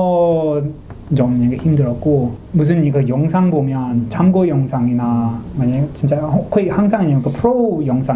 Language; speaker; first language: Korean; non-native, learner; English